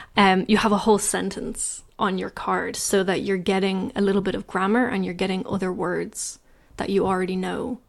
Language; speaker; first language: English; native; English